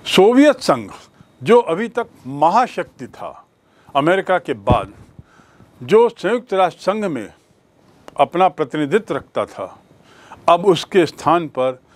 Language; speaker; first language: Hindi; native; Hindi